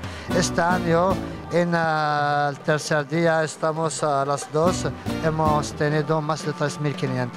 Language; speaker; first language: Spanish; non-native, fluent; Arabic